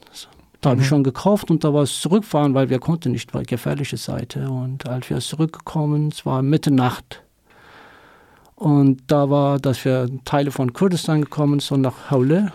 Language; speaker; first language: German; non-native, learner; Kurdish